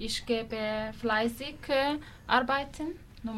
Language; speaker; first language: German; non-native, learner; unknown